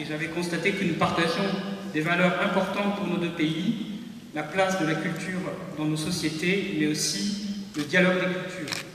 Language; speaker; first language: French; native; French